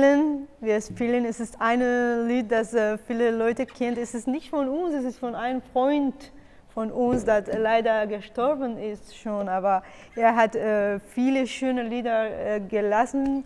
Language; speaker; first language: German; non-native, learner; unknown